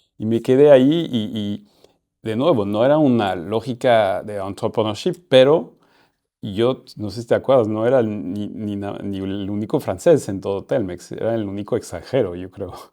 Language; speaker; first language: Spanish; non-native, fluent; French